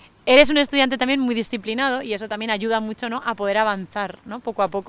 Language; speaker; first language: Spanish; native; Spanish